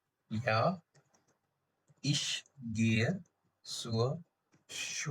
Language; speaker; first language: German; non-native, fluent; Urdu